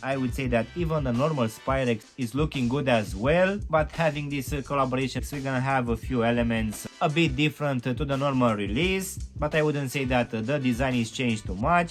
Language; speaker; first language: English; non-native, fluent; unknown